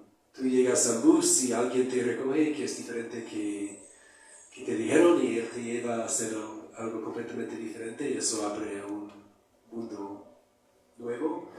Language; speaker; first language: Spanish; non-native, fluent; English